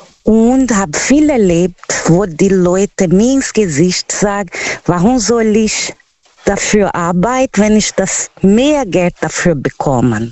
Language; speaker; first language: German; non-native, learner; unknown